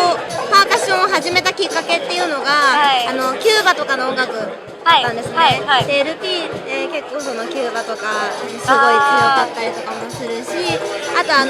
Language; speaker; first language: Japanese; native; Japanese